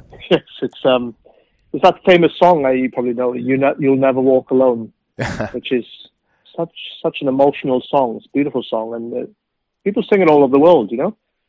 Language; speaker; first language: English; native; English